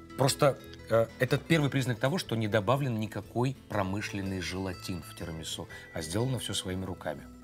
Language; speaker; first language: Russian; native; Russian